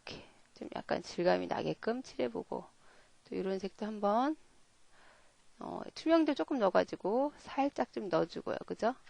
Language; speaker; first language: Korean; native; Korean